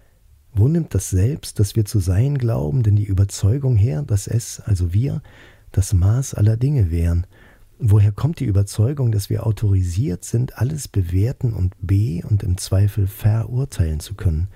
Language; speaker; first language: German; native; German